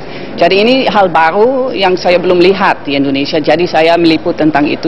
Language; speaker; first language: Indonesian; non-native, fluent; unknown